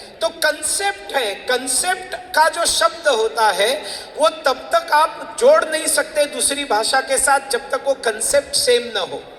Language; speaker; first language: Hindi; non-native, local second language; Marathi